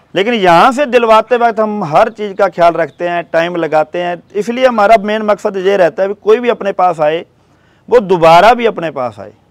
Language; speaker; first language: Hindi; native; Hindi